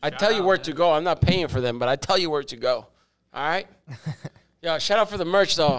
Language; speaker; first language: English; early bilingual, other home language; Spanish